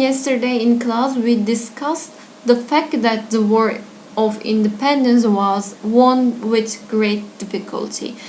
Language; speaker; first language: English; non-native, fluent; Turkish